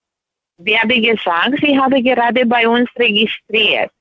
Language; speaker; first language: German; non-native, learner; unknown